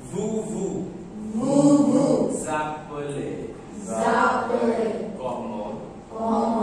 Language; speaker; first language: French; non-native, fluent; Indonesian